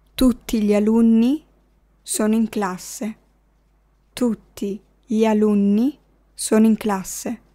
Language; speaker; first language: Italian; non-native, fluent; Arabic